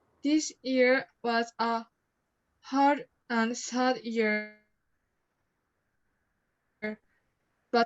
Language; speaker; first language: English; non-native, learner; Japanese